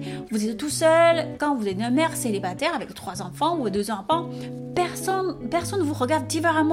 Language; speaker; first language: French; non-native, fluent; Chinese